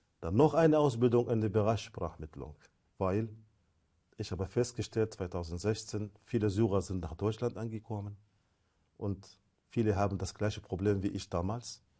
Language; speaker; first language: German; non-native, fluent; Arabic